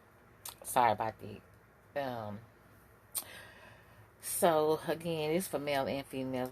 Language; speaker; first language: English; native; English